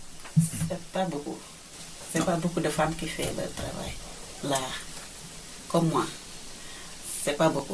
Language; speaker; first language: French; non-native, local second language; Wolof